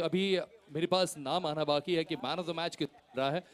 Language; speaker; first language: Hindi; non-native, local second language; Marathi